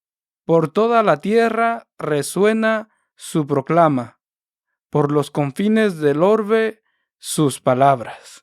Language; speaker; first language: Spanish; native; Spanish